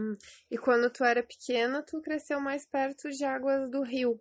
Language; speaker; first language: Portuguese; native; Portuguese